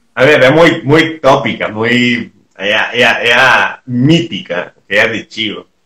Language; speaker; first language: Galician; native; Galician